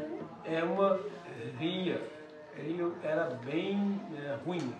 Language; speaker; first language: Portuguese; non-native, learner; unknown